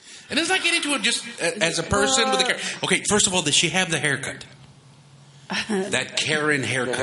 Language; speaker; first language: English; early bilingual, other home language; Spanish